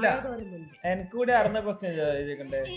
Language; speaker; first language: Malayalam; native; Malayalam